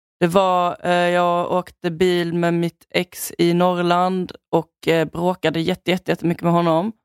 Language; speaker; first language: Swedish; native; Swedish